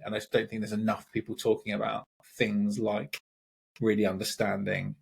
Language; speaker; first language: English; native; English